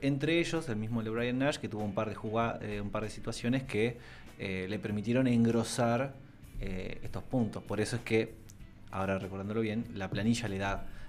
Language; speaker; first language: Spanish; native; Spanish